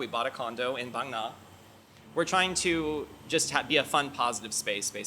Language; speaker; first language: English; native; English